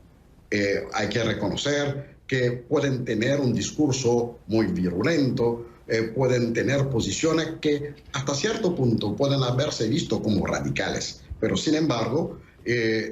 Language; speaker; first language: Spanish; non-native, fluent; Haitian Creole